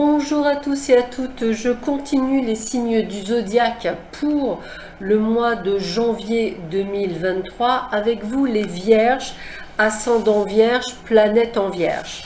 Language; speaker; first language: French; native; French